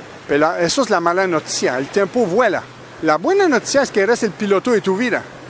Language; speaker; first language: Spanish; non-native, fluent; French